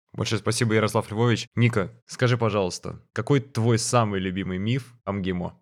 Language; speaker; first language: Russian; native; Russian